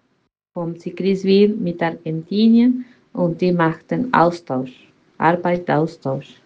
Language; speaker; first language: German; non-native, learner; Spanish